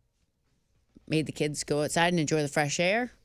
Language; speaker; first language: English; native; English